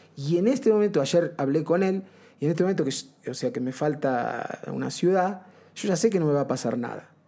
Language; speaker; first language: Spanish; native; Spanish